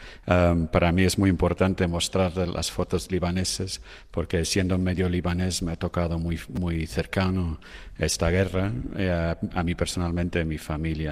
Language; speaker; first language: Spanish; non-native, fluent; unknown